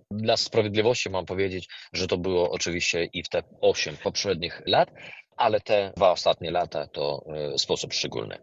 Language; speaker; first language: Polish; non-native, fluent; Ukrainian